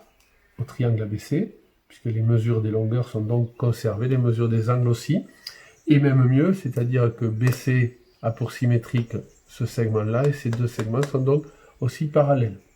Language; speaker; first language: French; native; French